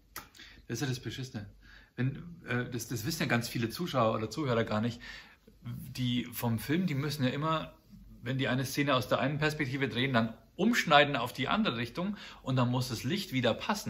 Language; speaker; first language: German; native; German